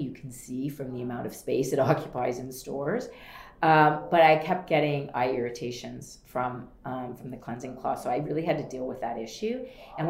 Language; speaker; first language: English; native; English